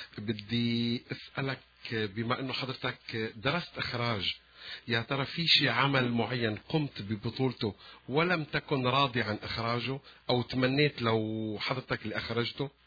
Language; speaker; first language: Arabic; native; Arabic